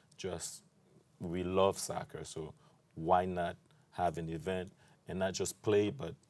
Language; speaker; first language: English; non-native, fluent; French